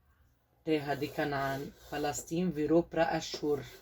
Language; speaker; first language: Portuguese; non-native, fluent; Arabic